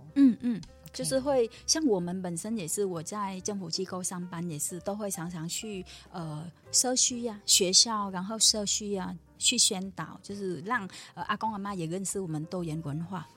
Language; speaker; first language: Chinese; non-native, fluent; Vietnamese